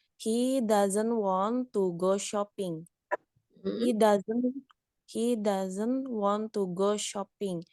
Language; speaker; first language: English; non-native, learner; Indonesian